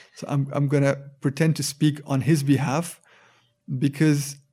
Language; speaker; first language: English; native; English